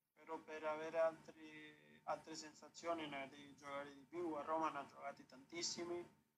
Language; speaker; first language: Italian; non-native, fluent; Spanish